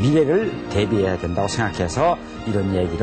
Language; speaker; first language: Korean; native; Korean